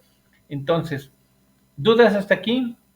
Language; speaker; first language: Spanish; native; Spanish